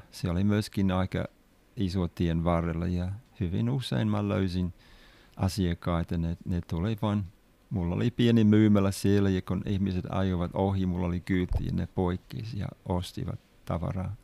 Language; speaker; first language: Finnish; non-native, fluent; English